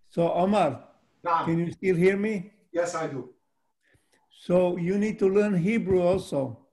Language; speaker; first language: English; early bilingual, other home language; Arabic